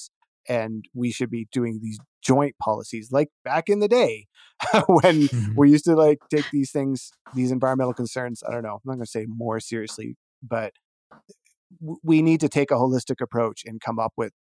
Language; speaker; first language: English; native; English